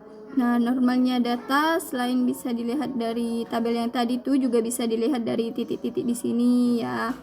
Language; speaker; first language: Indonesian; native; Indonesian